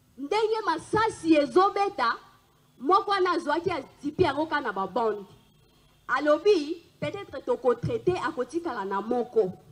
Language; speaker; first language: Lingala; native; Lingala